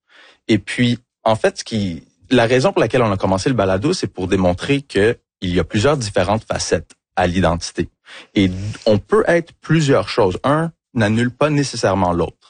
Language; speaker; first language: French; early bilingual, heritage; French